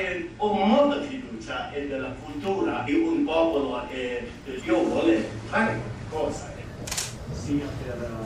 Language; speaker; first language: Italian; non-native, fluent; Tibetan